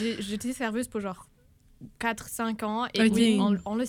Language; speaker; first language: French; non-native, fluent; German